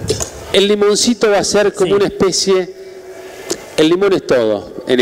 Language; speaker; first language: Spanish; native; Spanish